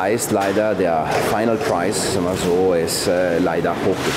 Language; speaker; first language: German; non-native, fluent; Italian